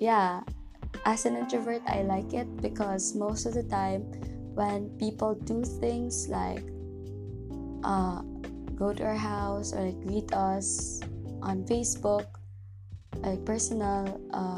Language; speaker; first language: English; non-native, local second language; Cebuano